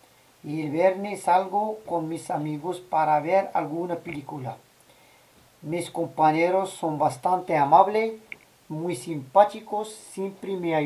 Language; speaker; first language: Spanish; non-native, learner; Arabic